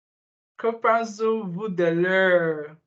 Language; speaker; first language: French; non-native, learner; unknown